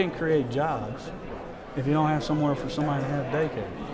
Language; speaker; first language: English; native; English